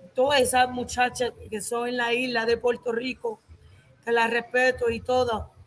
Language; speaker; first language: Spanish; native; Spanish